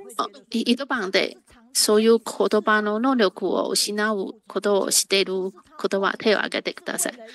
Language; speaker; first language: Japanese; non-native, fluent; Chinese